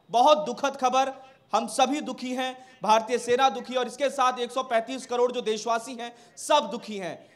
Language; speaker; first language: Hindi; native; Hindi